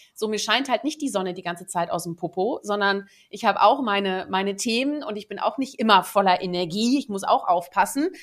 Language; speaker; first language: German; early bilingual, other home language; Dutch